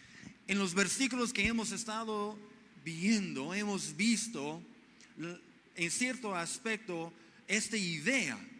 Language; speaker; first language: Spanish; non-native, fluent; English